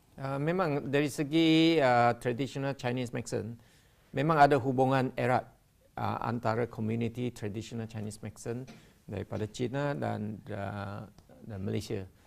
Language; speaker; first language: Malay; non-native, local second language; Chinese